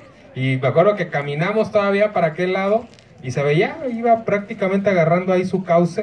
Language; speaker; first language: Spanish; native; Spanish